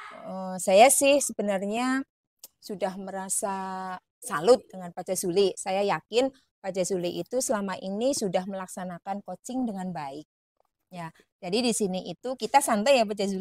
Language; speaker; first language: Indonesian; native; Indonesian